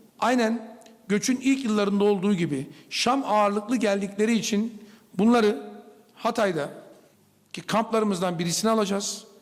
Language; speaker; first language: Turkish; native; Turkish